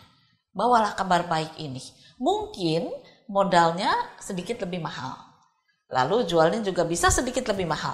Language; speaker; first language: Indonesian; native; Indonesian